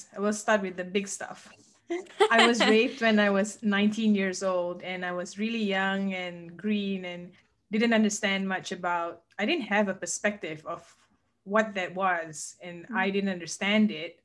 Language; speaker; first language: English; non-native, local second language; Malay